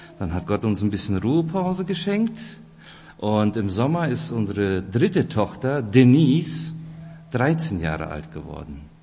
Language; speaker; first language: German; early bilingual, other home language; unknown